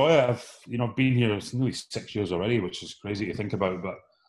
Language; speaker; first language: English; native; English